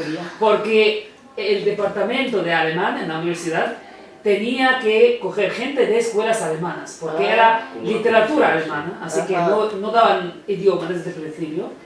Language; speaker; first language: Spanish; non-native, fluent; Arabic